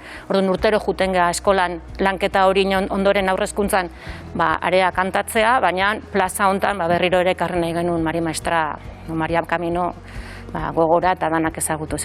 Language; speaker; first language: Basque; native; Basque